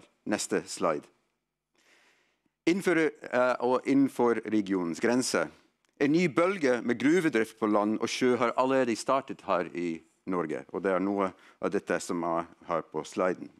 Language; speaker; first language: Norwegian; non-native, fluent; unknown